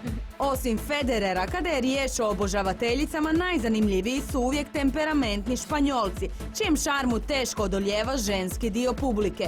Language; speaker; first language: Croatian; native; Croatian